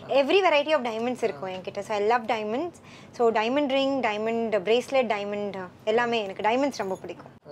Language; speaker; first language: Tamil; non-native, local second language; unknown